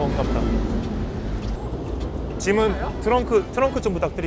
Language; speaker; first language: Korean; native; Korean